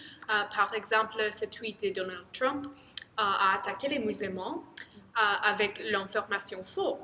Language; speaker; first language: French; non-native, fluent; English